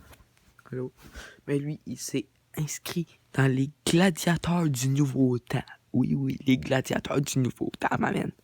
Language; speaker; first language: French; native; French